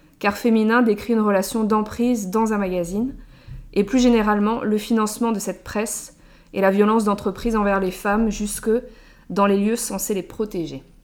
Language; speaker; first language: French; native; French